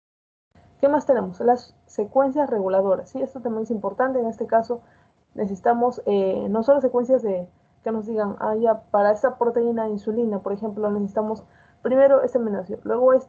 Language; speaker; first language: Spanish; native; Spanish